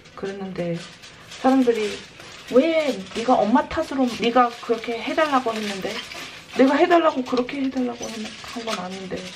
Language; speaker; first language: Korean; early bilingual, heritage; Korean